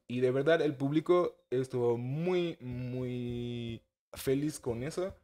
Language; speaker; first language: Spanish; non-native, fluent; French